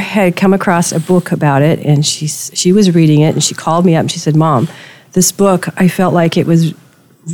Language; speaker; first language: English; native; English